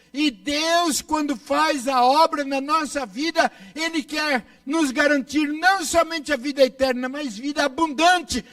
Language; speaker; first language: Portuguese; native; Portuguese